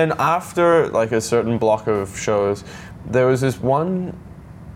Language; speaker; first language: English; native; English